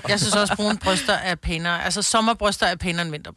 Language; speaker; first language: Danish; native; Danish